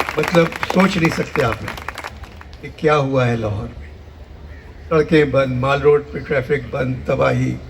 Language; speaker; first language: Urdu; native; Urdu